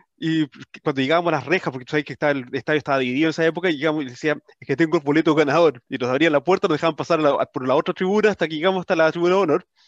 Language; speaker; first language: Spanish; early bilingual, heritage; Spanish